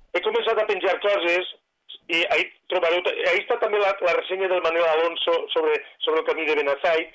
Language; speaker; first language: Catalan; non-native, local second language; Spanish